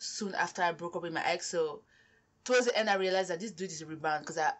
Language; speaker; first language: English; non-native, local second language; French